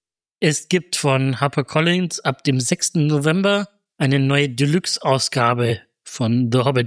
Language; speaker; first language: German; native; German